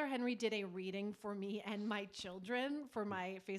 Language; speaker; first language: English; native; English